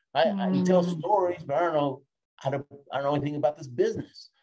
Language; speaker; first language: English; early bilingual, other home language; Spanish